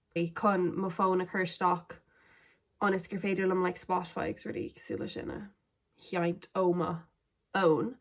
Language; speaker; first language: Irish; non-native, local second language; English